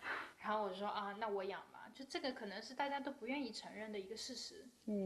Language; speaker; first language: Chinese; native; Chinese